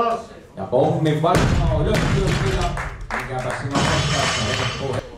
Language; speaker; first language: Finnish; native; Finnish